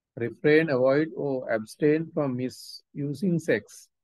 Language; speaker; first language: English; non-native, local second language; Sinhala